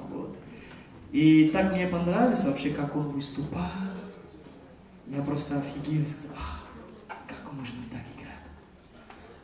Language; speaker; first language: Russian; non-native, fluent; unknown